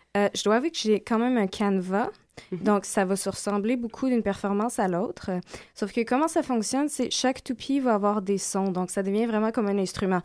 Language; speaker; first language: French; native; French